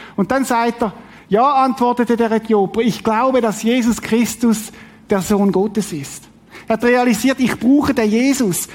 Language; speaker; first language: German; native; German